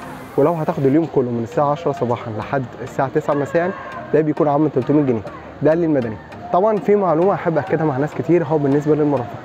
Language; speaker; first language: Arabic; native; Arabic